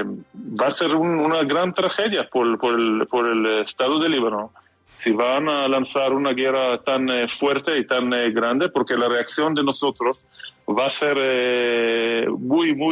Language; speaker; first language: Spanish; non-native, fluent; Hebrew